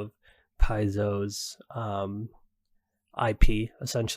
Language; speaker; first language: English; native; English